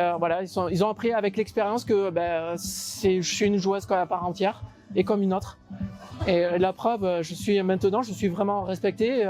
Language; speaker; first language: French; native; French